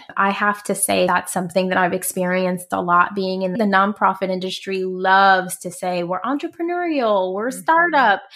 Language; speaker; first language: English; native; English